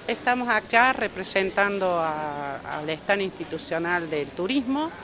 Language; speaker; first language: Spanish; native; Spanish